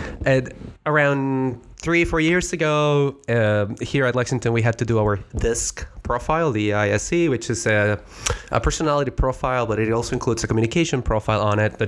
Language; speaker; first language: English; non-native, fluent; Spanish